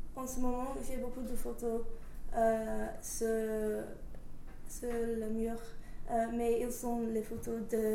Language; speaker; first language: French; non-native, learner; English